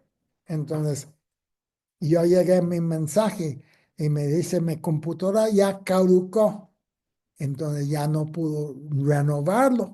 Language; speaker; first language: Spanish; non-native, fluent; English